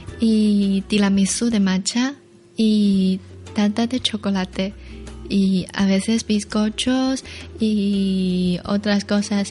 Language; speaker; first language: Spanish; non-native, learner; Chinese